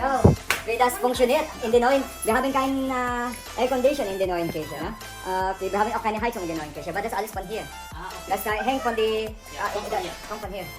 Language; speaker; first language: German; non-native, learner; Filipino